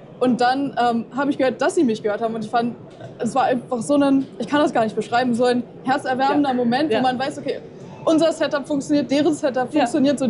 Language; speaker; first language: German; native; German